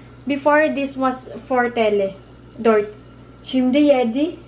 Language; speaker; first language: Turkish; non-native, learner; Filipino